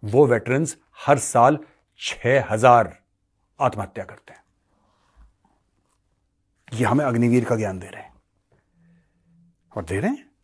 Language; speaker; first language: Hindi; native; Hindi